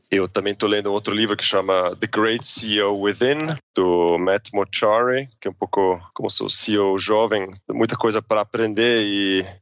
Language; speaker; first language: Portuguese; non-native, fluent; Swiss German